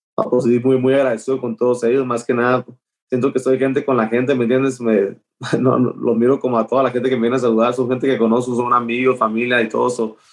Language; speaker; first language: Spanish; native; Spanish